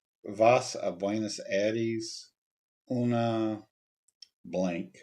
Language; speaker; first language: Spanish; non-native, learner; English